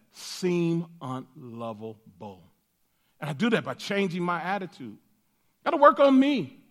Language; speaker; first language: English; native; English